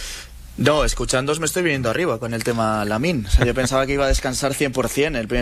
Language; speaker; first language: Spanish; native; Spanish